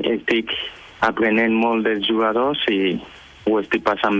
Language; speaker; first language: Catalan; early bilingual, other home language; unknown